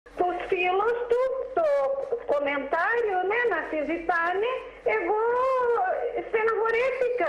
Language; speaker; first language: Greek; non-native, fluent; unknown